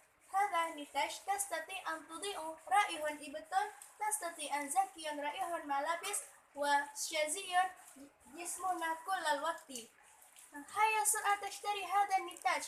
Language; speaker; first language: Arabic; non-native, learner; Indonesian